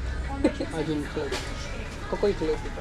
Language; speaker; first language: Russian; non-native, learner; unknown